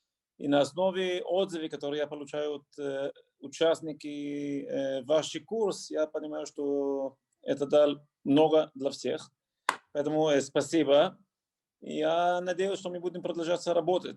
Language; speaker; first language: Russian; non-native, fluent; Hebrew